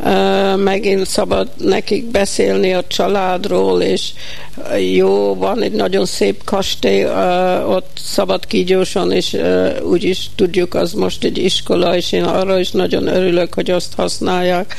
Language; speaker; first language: Hungarian; early bilingual, heritage; Hungarian